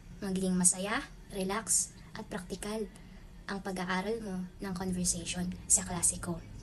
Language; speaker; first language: Filipino; non-native, local second language; Waray